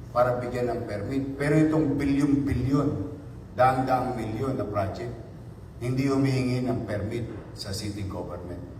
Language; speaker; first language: Filipino; native; Filipino